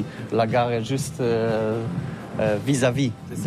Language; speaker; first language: French; non-native, learner; Polish